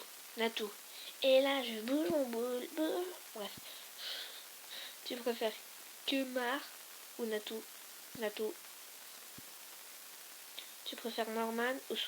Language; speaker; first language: French; native; French